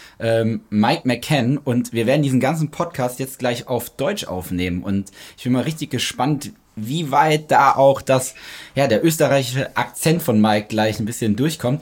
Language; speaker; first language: German; native; German